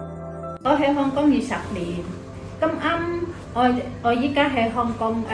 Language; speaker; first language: Cantonese; non-native, fluent; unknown